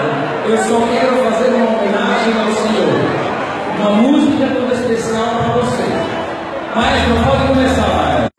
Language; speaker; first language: Portuguese; non-native, fluent; Italian